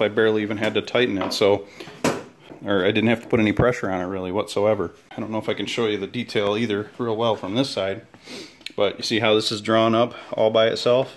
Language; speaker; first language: English; native; English